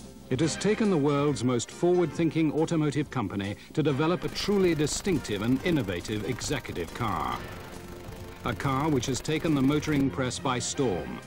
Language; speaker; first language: English; native; English